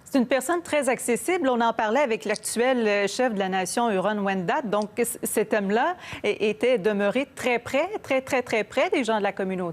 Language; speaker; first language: French; native; French